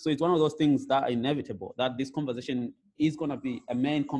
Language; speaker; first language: English; non-native, local second language; Shona